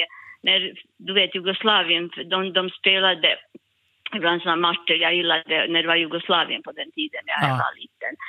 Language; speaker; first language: Swedish; non-native, learner; Bosnian